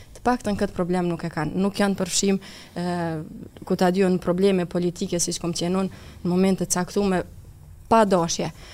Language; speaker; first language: Albanian; native; Albanian